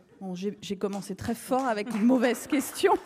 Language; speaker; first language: French; non-native, learner; English